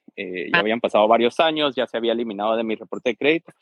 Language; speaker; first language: Spanish; native; Spanish